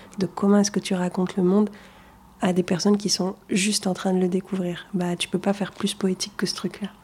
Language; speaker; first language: French; early bilingual, other home language; Arabic